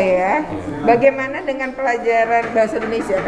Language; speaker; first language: Indonesian; native; Indonesian